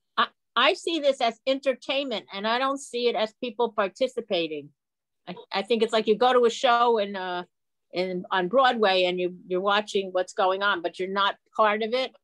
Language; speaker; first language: English; native; English